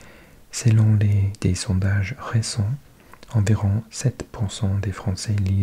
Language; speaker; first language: French; non-native, learner; English